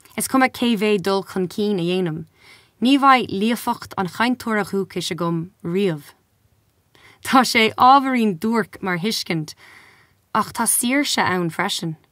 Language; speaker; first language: Irish; non-native, local second language; English